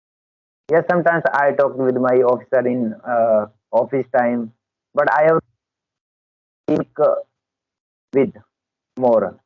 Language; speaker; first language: English; non-native, learner; Hindi